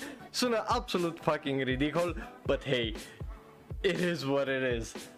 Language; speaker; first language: English; non-native, fluent; Romanian